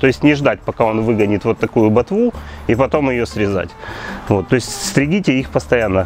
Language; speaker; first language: Russian; native; Russian